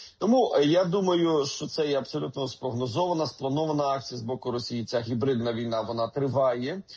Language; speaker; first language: Ukrainian; native; Ukrainian